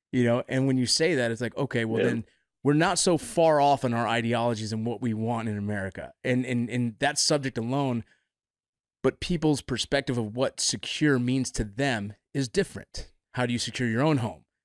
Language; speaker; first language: English; native; English